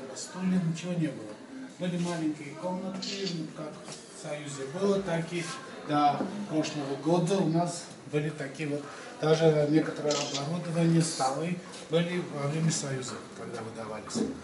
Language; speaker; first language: Russian; non-native, local second language; Armenian